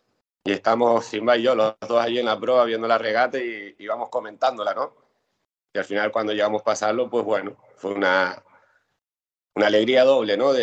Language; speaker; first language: Spanish; native; Spanish